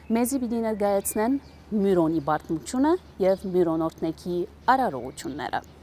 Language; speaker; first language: Armenian; native; Armenian